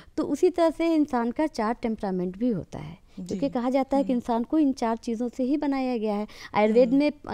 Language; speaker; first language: Hindi; native; Hindi